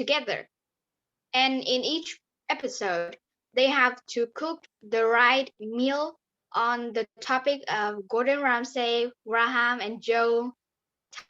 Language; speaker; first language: English; non-native, learner; Vietnamese